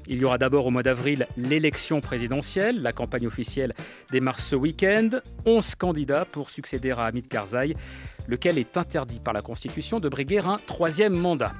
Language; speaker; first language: French; native; French